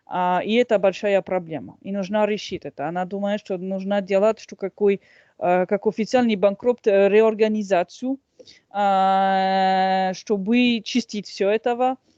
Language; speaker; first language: Russian; non-native, fluent; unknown